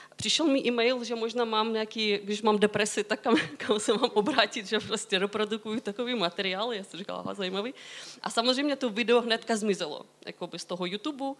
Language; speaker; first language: Czech; non-native, fluent; Ukrainian